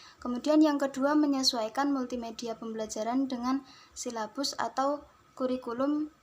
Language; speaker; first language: Indonesian; native; Indonesian